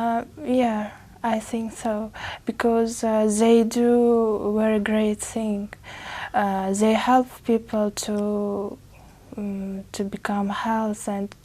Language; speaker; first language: English; non-native, learner; Uzbek